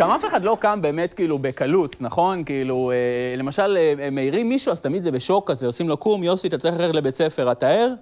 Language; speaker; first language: Hebrew; native; Hebrew